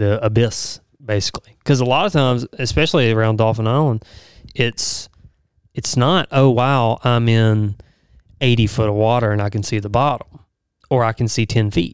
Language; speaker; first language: English; native; English